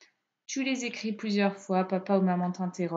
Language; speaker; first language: French; native; French